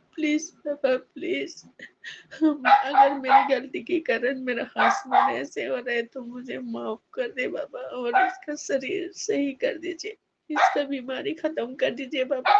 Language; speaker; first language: Hindi; non-native, local second language; Assamese